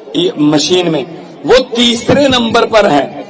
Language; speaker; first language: Hindi; non-native, local second language; Punjabi